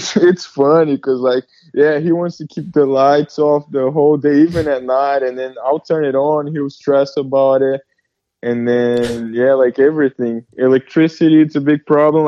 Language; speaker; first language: English; early bilingual, other home language; Portuguese